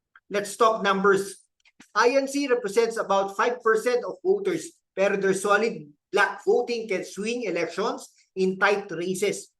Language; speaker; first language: English; non-native, local second language; Filipino